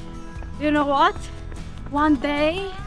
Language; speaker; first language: English; non-native, learner; Georgian